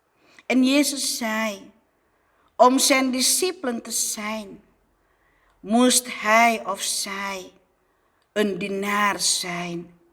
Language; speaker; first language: Dutch; non-native, fluent; Indonesian